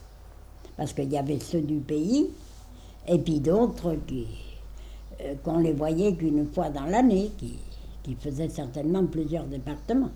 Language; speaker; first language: French; native; French